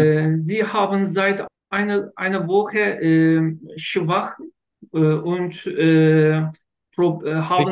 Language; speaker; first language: German; non-native, learner; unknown